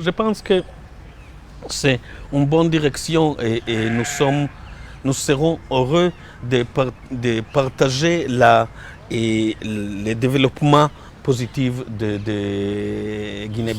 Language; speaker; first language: French; non-native, learner; Hebrew